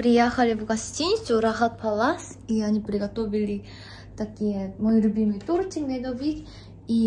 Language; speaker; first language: Russian; non-native, learner; Korean